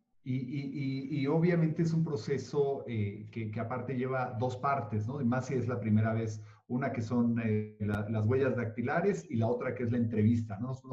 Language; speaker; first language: Spanish; native; Spanish